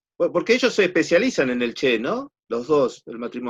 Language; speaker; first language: Spanish; native; Spanish